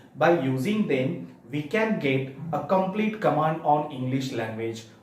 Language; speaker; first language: English; non-native, local second language; Marathi